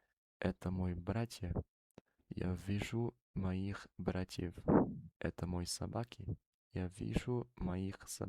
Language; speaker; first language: Russian; non-native, learner; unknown